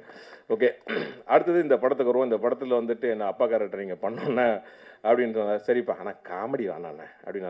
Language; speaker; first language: Tamil; native; Tamil